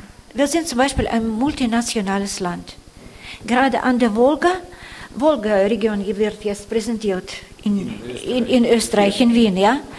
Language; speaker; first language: German; non-native, fluent; Russian